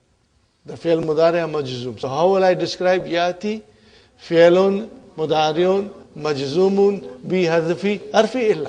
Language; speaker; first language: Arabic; non-native, fluent; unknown